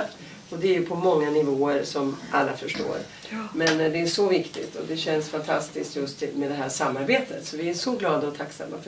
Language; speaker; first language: Swedish; native; Swedish